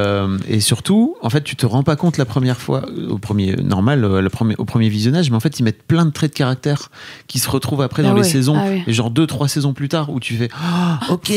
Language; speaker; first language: French; native; French